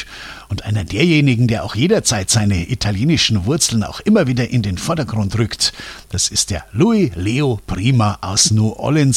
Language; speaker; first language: German; native; German